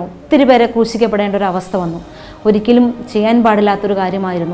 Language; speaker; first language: Malayalam; native; Malayalam